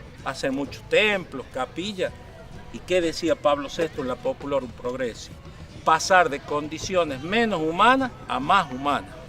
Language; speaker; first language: Spanish; native; Spanish